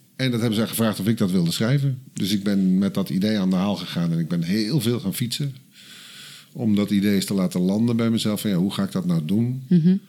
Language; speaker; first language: Dutch; native; Dutch